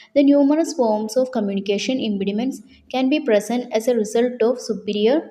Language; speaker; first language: English; non-native, local second language; Malayalam